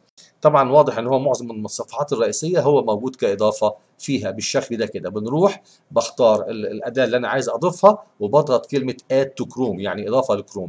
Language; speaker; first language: Arabic; native; Arabic